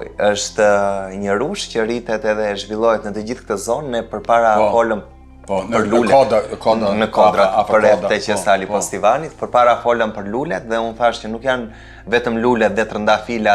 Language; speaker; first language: Albanian; native; Albanian